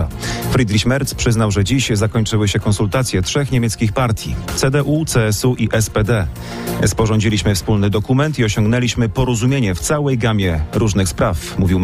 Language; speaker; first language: Polish; native; Polish